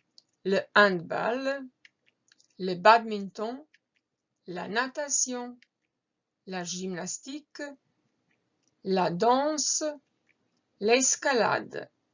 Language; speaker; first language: French; non-native, fluent; Croatian